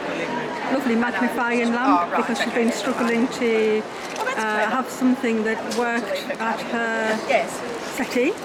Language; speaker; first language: English; native; English